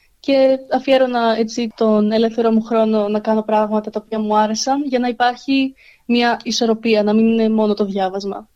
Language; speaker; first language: Greek; early bilingual, heritage; Greek